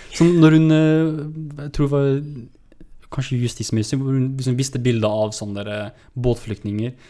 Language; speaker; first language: Norwegian; early bilingual, other home language; Kurdish